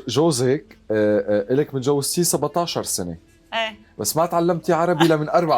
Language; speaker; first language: Arabic; native; Arabic